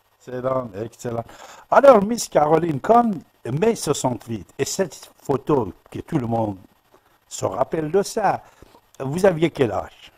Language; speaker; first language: French; non-native, fluent; Persian